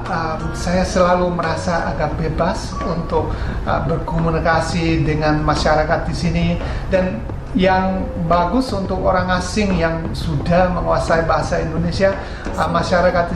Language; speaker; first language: Indonesian; non-native, fluent; English